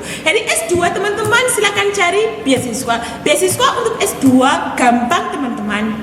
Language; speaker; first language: Indonesian; non-native, fluent; English